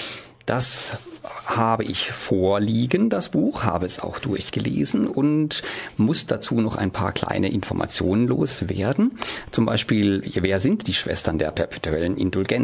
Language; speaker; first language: German; native; German